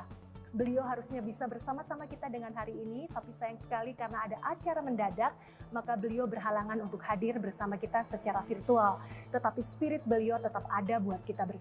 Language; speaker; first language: Indonesian; native; Indonesian